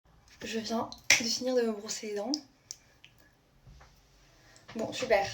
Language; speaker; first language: French; native; French